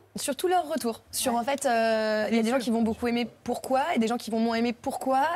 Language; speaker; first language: French; native; French